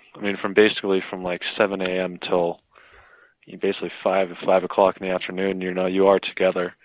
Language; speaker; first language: English; native; English